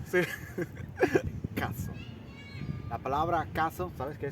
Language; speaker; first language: Spanish; early bilingual, heritage; Italian